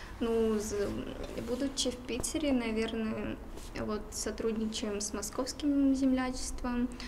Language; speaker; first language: Russian; non-native, local second language; Tuvinian